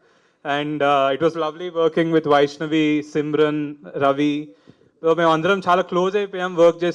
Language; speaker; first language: Telugu; native; Telugu